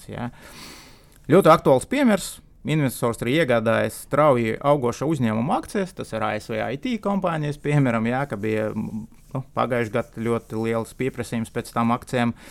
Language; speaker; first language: Latvian; non-native, local second language; Russian